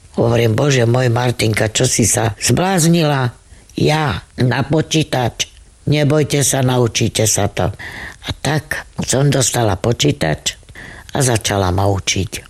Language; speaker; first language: Slovak; non-native, local second language; Romany